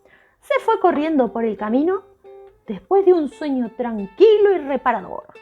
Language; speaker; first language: Spanish; native; Spanish